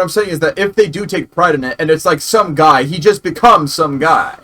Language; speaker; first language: English; native; English